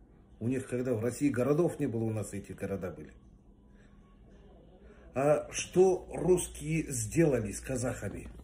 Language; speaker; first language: Russian; non-native, local second language; Kazakh